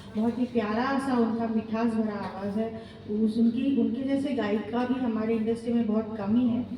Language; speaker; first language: Hindi; non-native, local second language; Bangla